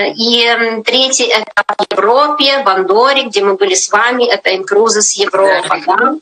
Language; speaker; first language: Russian; native; Russian